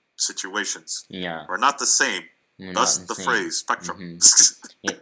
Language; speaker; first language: English; non-native, fluent; Russian